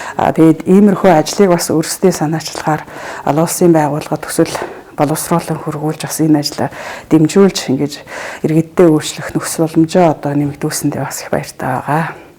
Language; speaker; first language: Mongolian; native; Mongolian